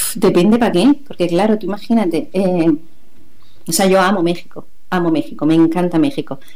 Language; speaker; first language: Spanish; native; Spanish